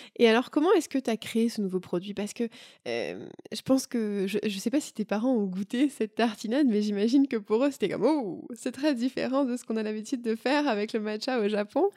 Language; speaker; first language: French; native; French